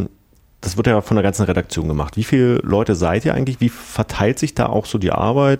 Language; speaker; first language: German; native; German